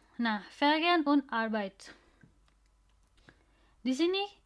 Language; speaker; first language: German; non-native, learner; Indonesian